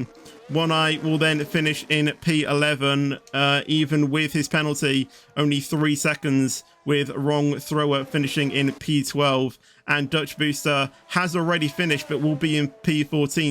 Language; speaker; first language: English; native; English